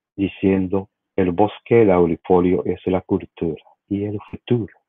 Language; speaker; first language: Spanish; non-native, learner; Japanese